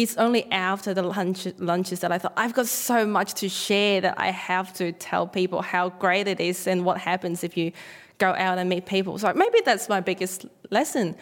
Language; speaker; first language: English; non-native, local second language; Cantonese